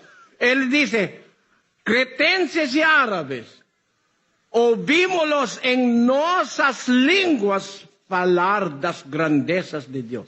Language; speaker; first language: Portuguese; non-native, learner; Filipino